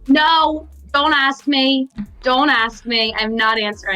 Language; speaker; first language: English; native; English